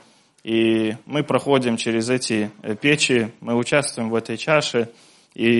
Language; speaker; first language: Russian; native; Russian